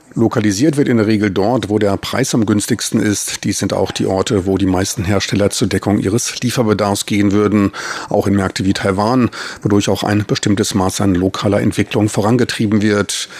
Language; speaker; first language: German; native; German